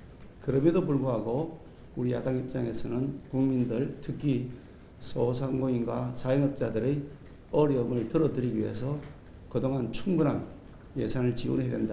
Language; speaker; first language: Korean; native; Korean